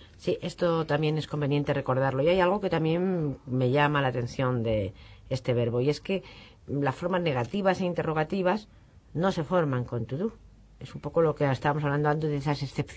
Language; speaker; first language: Spanish; native; Spanish